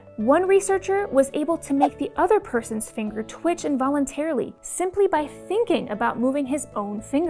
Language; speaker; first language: English; native; English